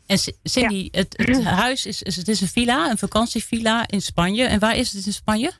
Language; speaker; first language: Dutch; native; Dutch